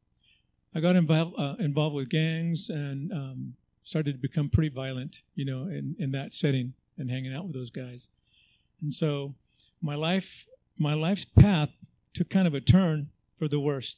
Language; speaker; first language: English; native; English